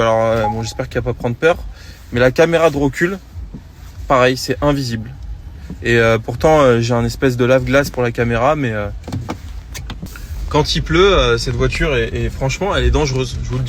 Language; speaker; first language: French; native; French